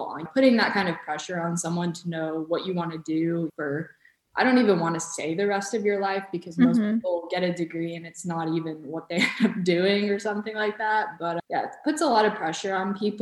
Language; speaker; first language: English; early bilingual, other home language; Bosnian